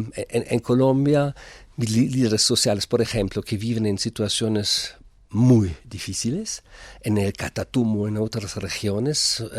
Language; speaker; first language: Spanish; non-native, fluent; German